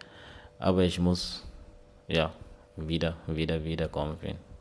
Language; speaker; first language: German; non-native, learner; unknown